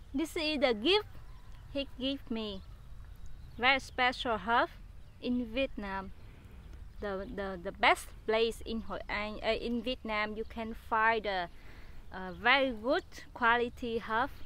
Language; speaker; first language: English; non-native, fluent; Vietnamese